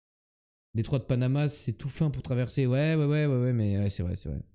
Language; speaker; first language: French; native; French